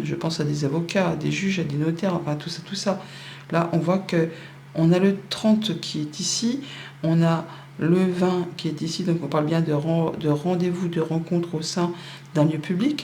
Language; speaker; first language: French; native; French